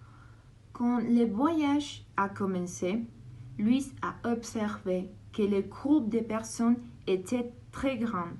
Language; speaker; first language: French; non-native, learner; Spanish